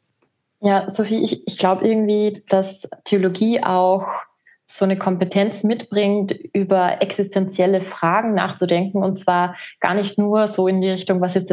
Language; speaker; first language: German; native; German